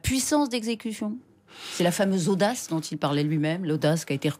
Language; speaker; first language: French; native; French